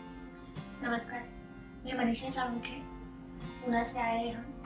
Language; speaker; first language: Hindi; non-native, local second language; Marathi